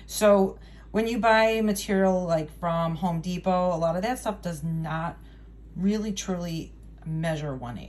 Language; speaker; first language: English; native; English